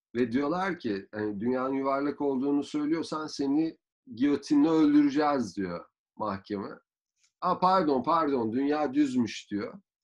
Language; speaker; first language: Turkish; native; Turkish